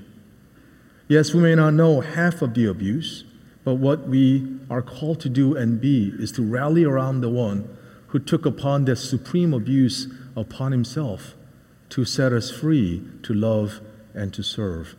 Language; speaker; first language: English; native; English